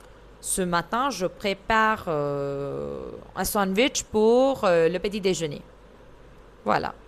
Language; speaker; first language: French; non-native, fluent; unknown